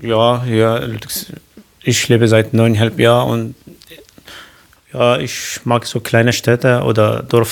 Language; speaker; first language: German; non-native, learner; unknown